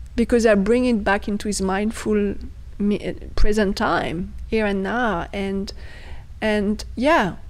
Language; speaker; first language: English; non-native, fluent; French